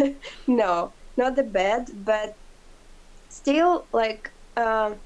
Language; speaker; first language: English; non-native, fluent; Ukrainian